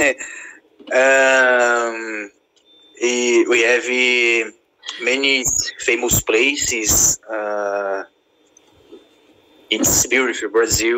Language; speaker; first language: English; non-native, learner; Portuguese